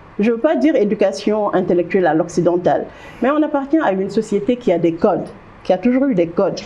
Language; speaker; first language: French; non-native, local second language; Wolof